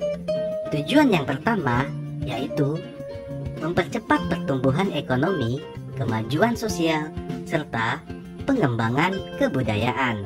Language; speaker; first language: Indonesian; native; Indonesian